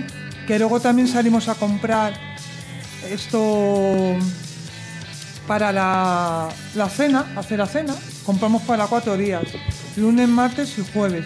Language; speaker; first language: Spanish; native; Spanish